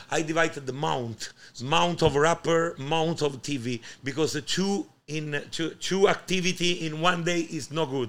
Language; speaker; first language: English; non-native, learner; Italian